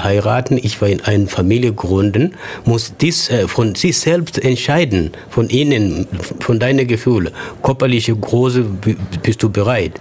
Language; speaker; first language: German; non-native, fluent; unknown